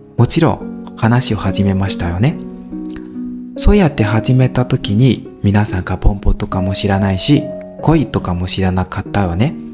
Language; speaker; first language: Japanese; non-native, learner; Burmese